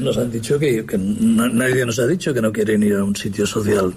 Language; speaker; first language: Spanish; native; Spanish